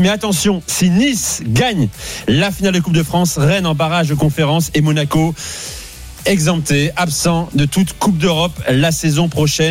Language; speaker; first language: French; native; French